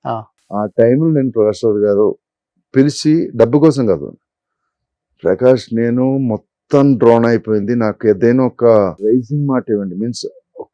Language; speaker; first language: Telugu; non-native, fluent; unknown